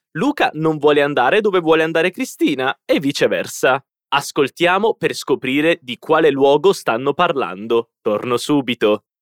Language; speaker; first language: Italian; native; Italian